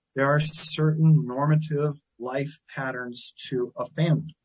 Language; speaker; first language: English; native; English